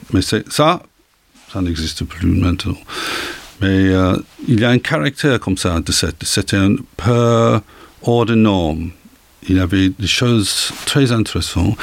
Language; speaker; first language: French; non-native, learner; English